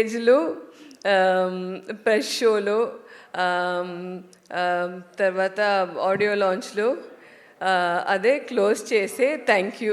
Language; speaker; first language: Telugu; non-native, learner; Tamil